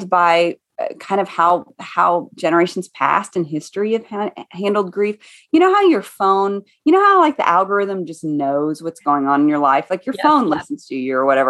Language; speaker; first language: English; native; English